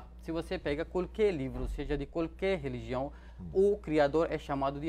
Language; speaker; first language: Portuguese; non-native, fluent; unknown